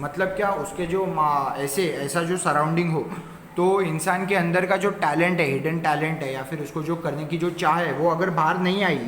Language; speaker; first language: Hindi; non-native, local second language; Marathi